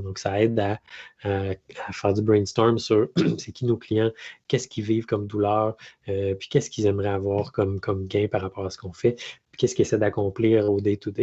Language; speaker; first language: French; native; French